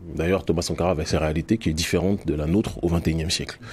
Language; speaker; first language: French; native; French